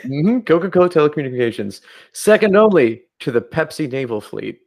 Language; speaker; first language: English; native; English